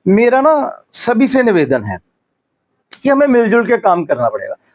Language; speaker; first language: Hindi; non-native, local second language; Punjabi